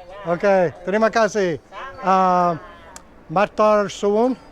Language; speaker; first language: Indonesian; non-native, learner; English